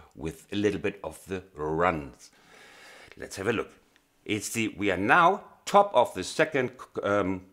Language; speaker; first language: English; non-native, fluent; German